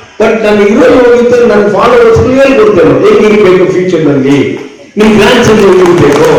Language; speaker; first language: Kannada; non-native, local second language; Tamil